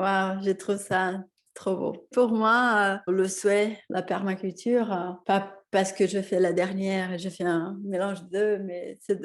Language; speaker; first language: French; non-native, fluent; Portuguese